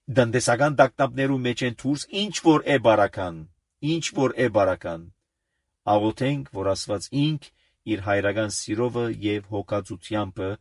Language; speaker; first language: Armenian; early bilingual, heritage; Armenian